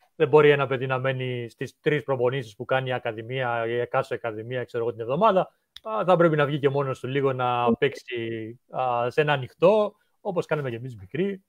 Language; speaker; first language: Greek; native; Greek